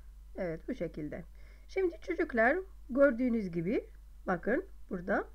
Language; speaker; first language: Turkish; non-native, fluent; Arabic